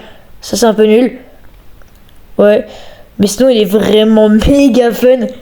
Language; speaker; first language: French; native; French